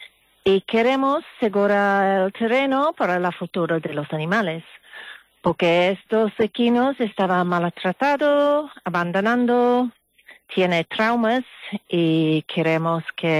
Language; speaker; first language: Spanish; non-native, learner; English